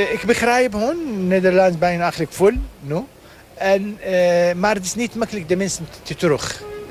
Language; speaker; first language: Dutch; non-native, learner; Arabic